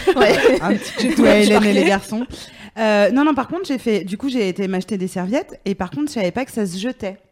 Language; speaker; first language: French; native; French